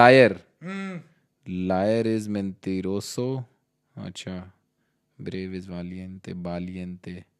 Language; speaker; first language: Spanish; non-native, learner; Hindi